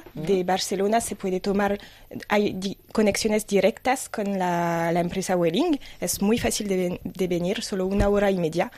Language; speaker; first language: Spanish; non-native, fluent; French